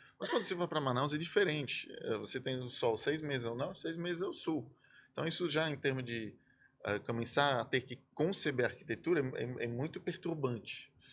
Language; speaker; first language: Portuguese; non-native, fluent; French